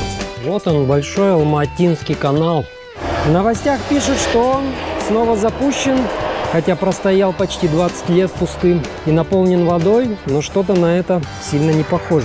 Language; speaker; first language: Russian; native; Russian